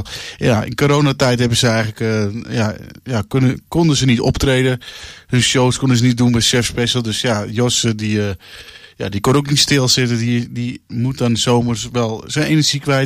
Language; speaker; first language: Dutch; native; Dutch